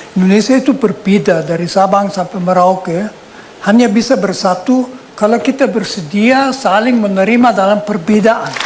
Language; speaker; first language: Indonesian; non-native, fluent; German